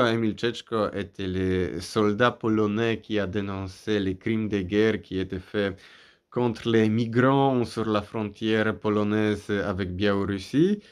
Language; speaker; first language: French; non-native, fluent; Polish